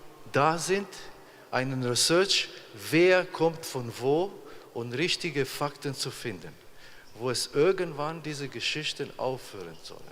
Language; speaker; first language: German; non-native, fluent; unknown